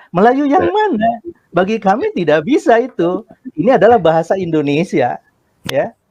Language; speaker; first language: Indonesian; native; Indonesian